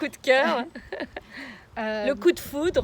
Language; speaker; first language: French; native; French